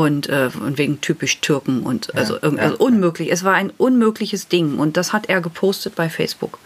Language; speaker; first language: German; native; German